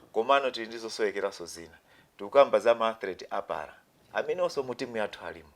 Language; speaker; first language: Nyanja; non-native, local second language; Tumbuka